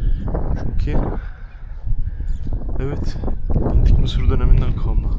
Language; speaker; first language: Turkish; native; Turkish